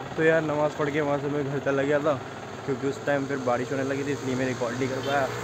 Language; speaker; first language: Hindi; native; Hindi